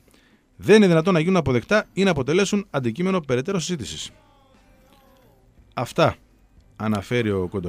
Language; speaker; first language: Greek; native; Greek